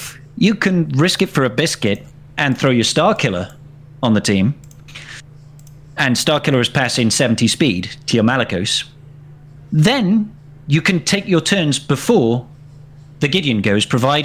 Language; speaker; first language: English; native; English